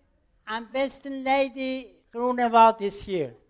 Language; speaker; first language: German; non-native, learner; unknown